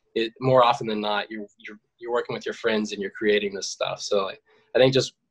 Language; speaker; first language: English; native; English